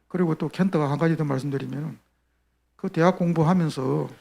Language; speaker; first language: Korean; native; Korean